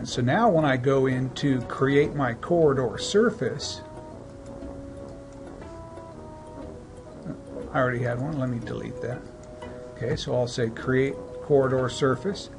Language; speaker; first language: English; native; English